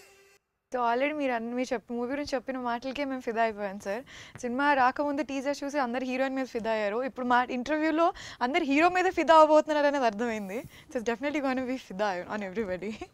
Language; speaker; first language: Telugu; native; Telugu